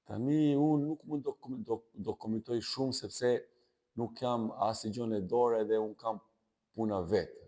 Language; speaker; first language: Albanian; non-native, learner; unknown